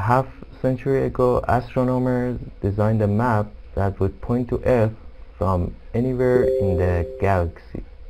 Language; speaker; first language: English; non-native, fluent; Persian